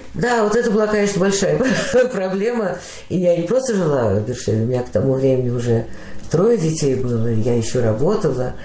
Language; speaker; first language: Russian; native; Russian